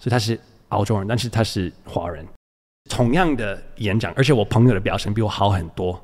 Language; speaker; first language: Chinese; non-native, fluent; English